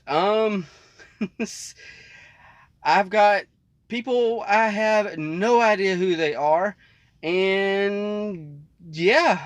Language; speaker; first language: English; native; English